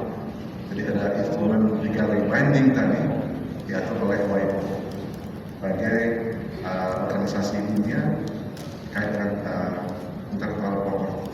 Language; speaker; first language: Indonesian; native; Indonesian